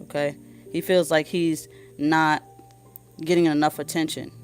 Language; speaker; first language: English; native; English